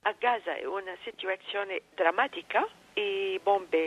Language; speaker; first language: Italian; non-native, fluent; Arabic